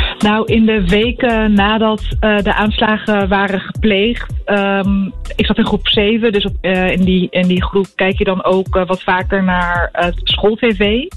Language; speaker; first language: Dutch; early bilingual, other home language; Arabic